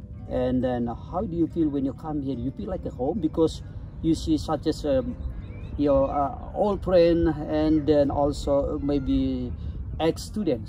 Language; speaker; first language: English; non-native, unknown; Indonesian